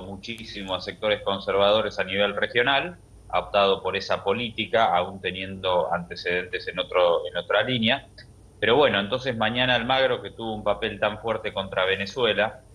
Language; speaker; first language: Spanish; native; Spanish